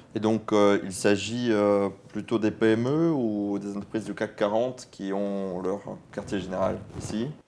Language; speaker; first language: French; non-native, fluent; Russian